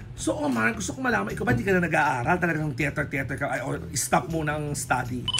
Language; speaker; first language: Filipino; native; Filipino